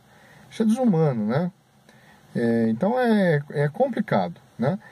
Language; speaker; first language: Portuguese; native; Portuguese